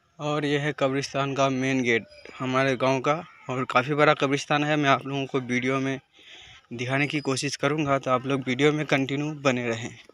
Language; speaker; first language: Hindi; native; Hindi